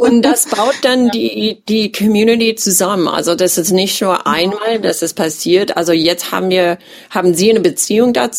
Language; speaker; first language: German; non-native, fluent; English